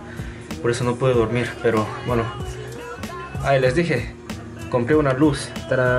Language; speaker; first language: Spanish; non-native, fluent; Korean